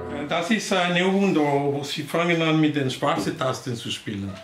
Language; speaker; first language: German; non-native, fluent; Spanish